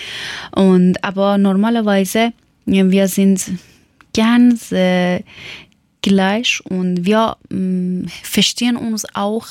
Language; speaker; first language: German; non-native, learner; Persian